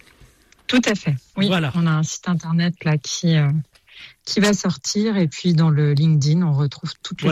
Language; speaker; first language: French; native; French